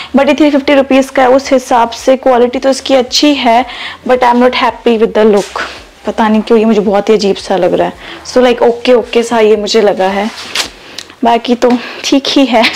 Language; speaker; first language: Hindi; native; Hindi